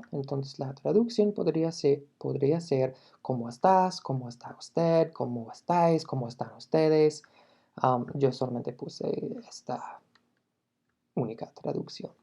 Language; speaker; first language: Spanish; non-native, fluent; English